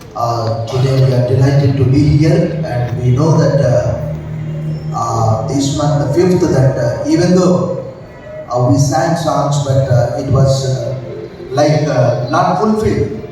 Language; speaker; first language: English; non-native, local second language; Telugu